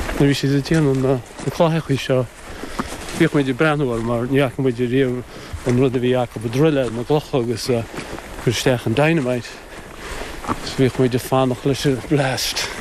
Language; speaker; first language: Irish; native; Irish